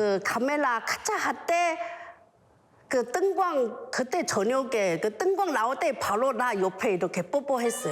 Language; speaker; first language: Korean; non-native, learner; Chinese